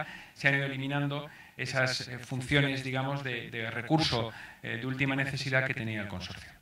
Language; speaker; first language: Spanish; native; Spanish